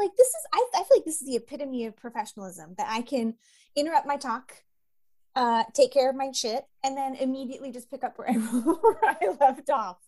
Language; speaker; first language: English; native; English